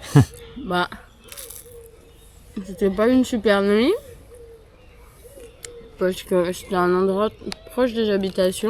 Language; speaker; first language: French; native; French